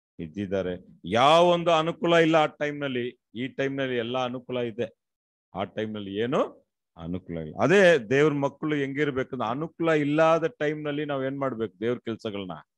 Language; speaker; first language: Kannada; non-native, local second language; Tamil